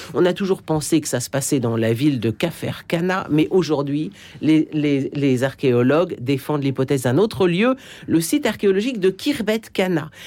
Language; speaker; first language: French; native; French